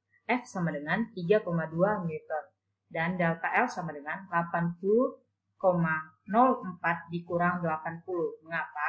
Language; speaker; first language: Indonesian; native; Indonesian